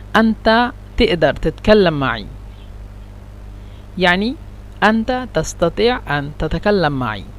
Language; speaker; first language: Egyptian Arabic; non-native, learner; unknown